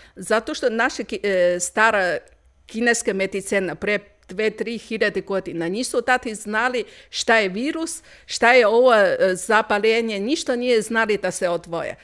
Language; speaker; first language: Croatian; non-native, learner; Chinese